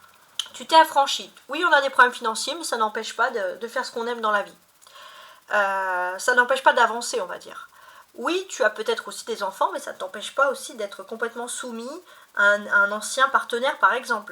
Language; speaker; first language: French; native; French